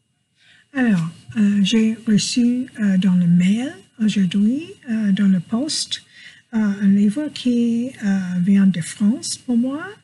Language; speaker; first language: French; non-native, learner; English